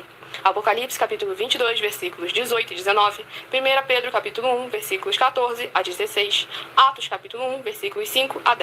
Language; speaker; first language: Portuguese; native; Portuguese